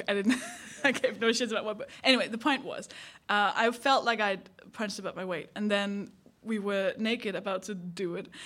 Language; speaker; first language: English; non-native, fluent; Danish